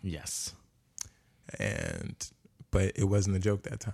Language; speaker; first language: English; native; English